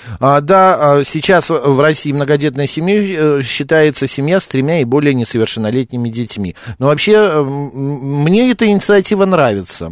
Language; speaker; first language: Russian; native; Russian